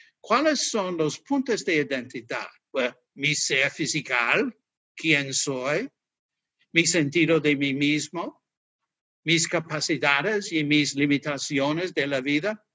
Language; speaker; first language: Spanish; non-native, learner; English